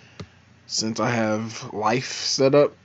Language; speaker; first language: English; native; English